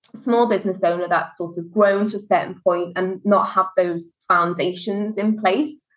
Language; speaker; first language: English; native; English